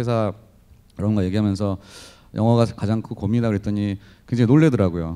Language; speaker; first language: Korean; native; Korean